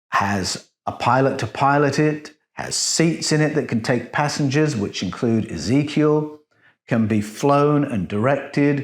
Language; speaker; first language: English; native; English